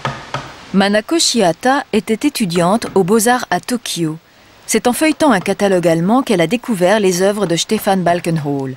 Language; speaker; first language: French; native; French